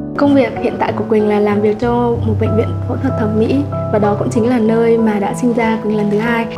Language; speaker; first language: Vietnamese; native; Vietnamese